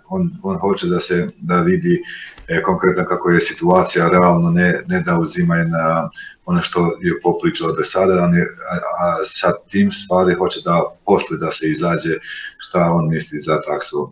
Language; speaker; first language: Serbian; non-native, local second language; Albanian